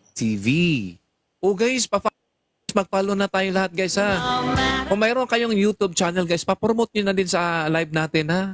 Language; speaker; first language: Filipino; non-native, local second language; Cebuano